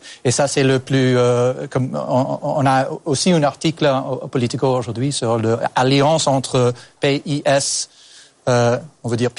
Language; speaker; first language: French; non-native, fluent; English